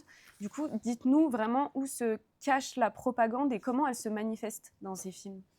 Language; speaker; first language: French; native; French